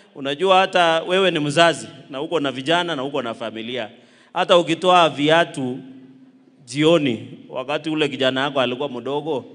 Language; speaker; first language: Swahili; non-native, local second language; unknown